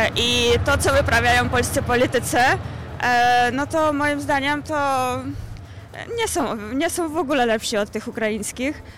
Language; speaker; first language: Polish; non-native, fluent; Ukrainian